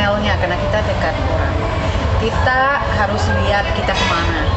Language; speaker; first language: Indonesian; non-native, fluent; Spanish